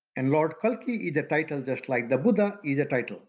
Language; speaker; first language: English; non-native, local second language; Maithili